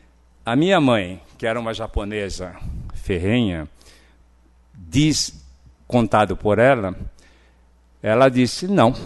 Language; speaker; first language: Portuguese; early bilingual, other home language; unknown